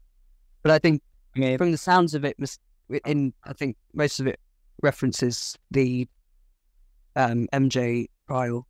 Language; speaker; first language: English; native; English